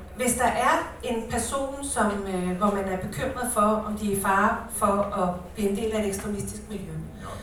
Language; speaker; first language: Swedish; non-native, learner; Danish